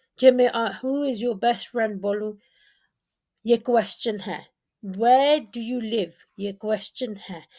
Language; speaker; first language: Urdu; non-native, local second language; Punjabi